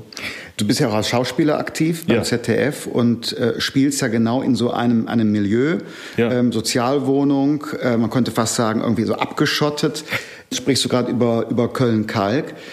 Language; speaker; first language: German; native; German